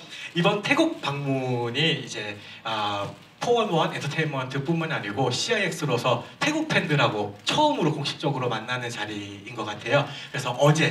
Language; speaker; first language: Korean; non-native, fluent; Thai